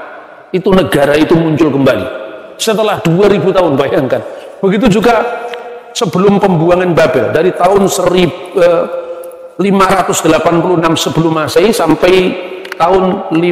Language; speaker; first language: Indonesian; native; Indonesian